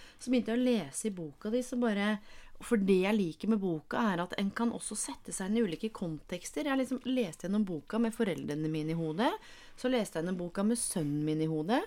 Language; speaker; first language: Norwegian; native; Norwegian